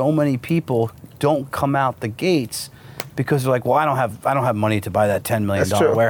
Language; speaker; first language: English; native; English